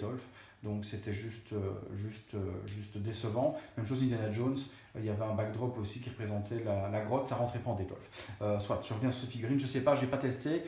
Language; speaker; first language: French; native; French